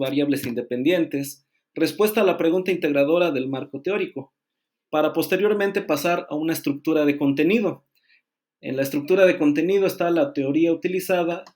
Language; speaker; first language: Spanish; native; Spanish